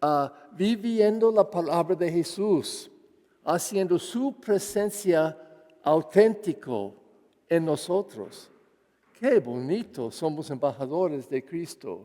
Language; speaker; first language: Spanish; non-native, fluent; English